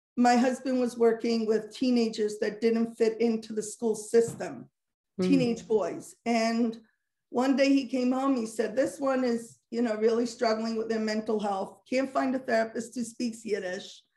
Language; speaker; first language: English; native; English